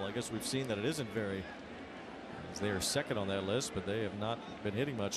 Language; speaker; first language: English; native; English